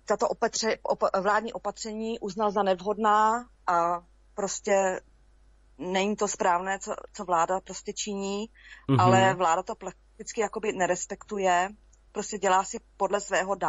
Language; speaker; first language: Czech; native; Czech